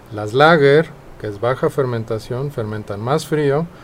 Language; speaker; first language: Spanish; native; Spanish